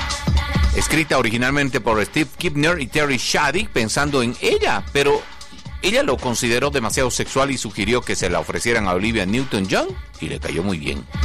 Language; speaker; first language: Spanish; native; Spanish